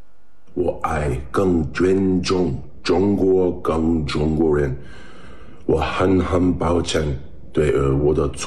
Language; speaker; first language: Chinese; non-native, learner; English